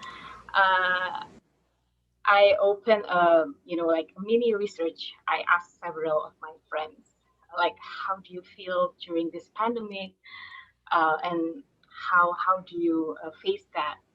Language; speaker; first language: English; non-native, fluent; Indonesian